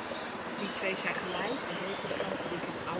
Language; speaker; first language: Dutch; native; Dutch